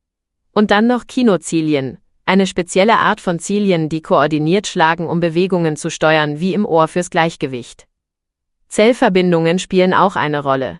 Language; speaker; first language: German; native; German